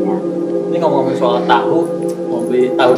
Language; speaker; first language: Indonesian; native; Indonesian